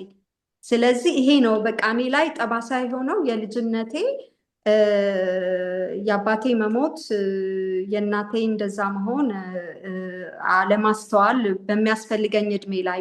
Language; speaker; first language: Amharic; native; Amharic